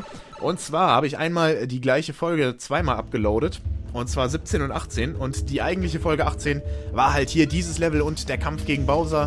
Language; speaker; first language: German; native; German